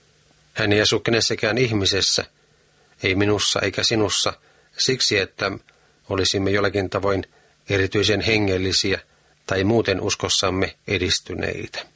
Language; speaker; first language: Finnish; native; Finnish